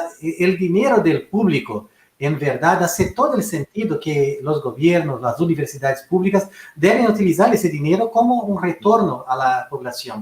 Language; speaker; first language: Spanish; non-native, fluent; Portuguese